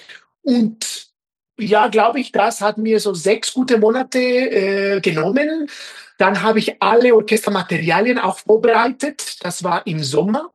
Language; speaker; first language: German; non-native, fluent; Spanish